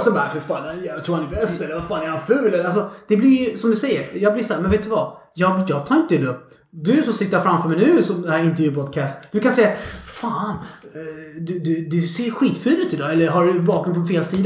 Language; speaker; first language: Swedish; non-native, fluent; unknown